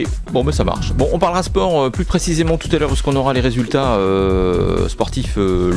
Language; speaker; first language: French; native; French